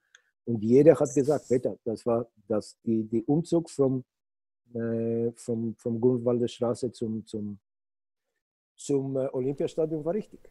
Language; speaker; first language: German; non-native, learner; Polish